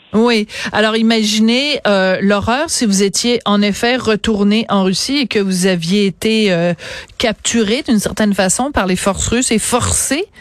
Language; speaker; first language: French; native; French